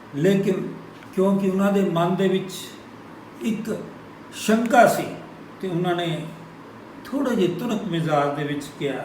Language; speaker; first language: Hindi; non-native, local second language; Punjabi